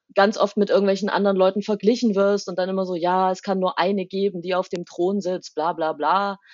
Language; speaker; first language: German; native; German